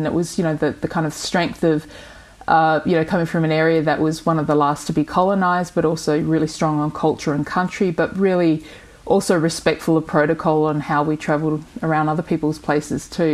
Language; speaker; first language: English; native; English